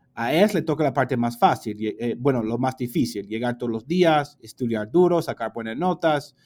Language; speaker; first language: Spanish; non-native, fluent; English